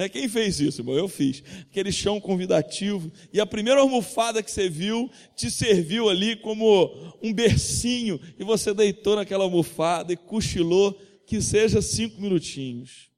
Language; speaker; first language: Portuguese; native; Portuguese